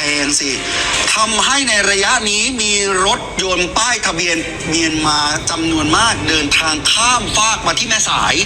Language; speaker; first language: Thai; native; Thai